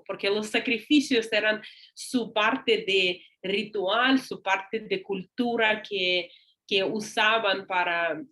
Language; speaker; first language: Spanish; non-native, learner; English